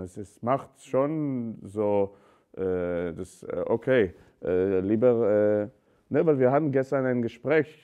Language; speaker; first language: German; non-native, fluent; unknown